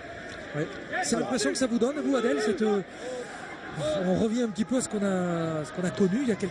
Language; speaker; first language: French; native; French